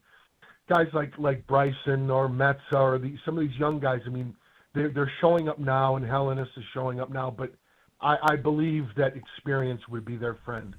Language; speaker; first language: English; native; English